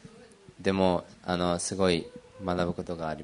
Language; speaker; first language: Japanese; early bilingual, other home language; Portuguese